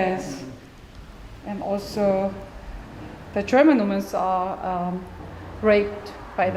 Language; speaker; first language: English; non-native, learner; German